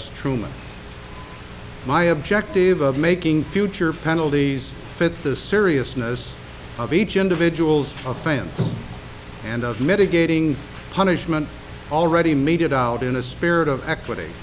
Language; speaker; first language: English; native; English